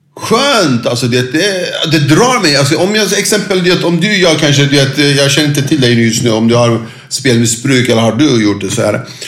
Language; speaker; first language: Swedish; non-native, fluent; Turkish